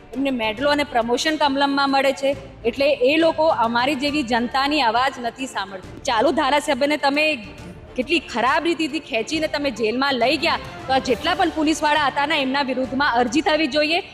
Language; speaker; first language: Gujarati; non-native, local second language; Rathawi